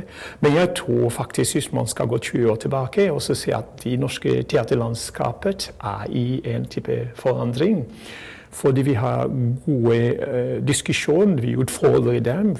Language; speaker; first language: Norwegian; non-native, fluent; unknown